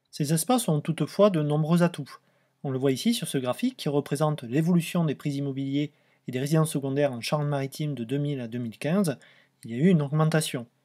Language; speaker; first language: French; native; French